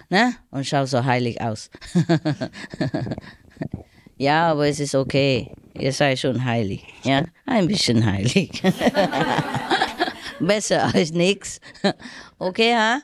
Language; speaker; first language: German; non-native, learner; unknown